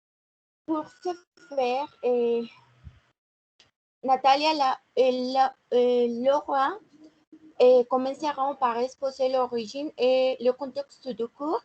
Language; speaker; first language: French; non-native, fluent; Spanish